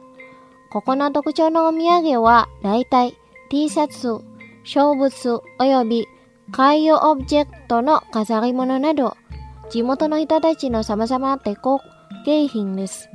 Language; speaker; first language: Japanese; non-native, fluent; Indonesian